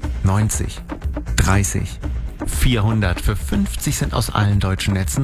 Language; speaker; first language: German; native; German